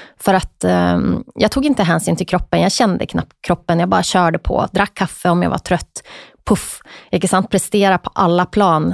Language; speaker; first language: Swedish; native; Swedish